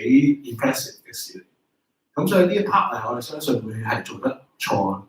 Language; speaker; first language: Chinese; native; Chinese